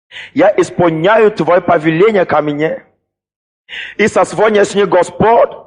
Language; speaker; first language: Russian; non-native, fluent; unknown